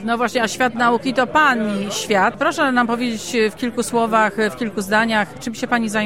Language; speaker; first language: Polish; native; Polish